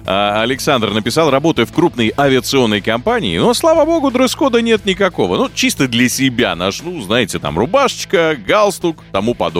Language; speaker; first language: Russian; native; Russian